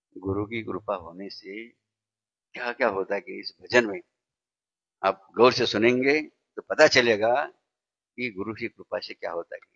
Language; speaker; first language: Hindi; non-native, local second language; Marathi